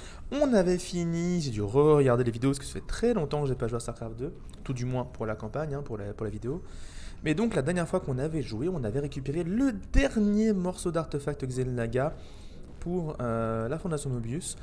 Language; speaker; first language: French; native; French